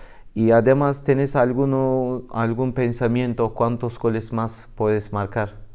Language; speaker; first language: Spanish; non-native, learner; Turkish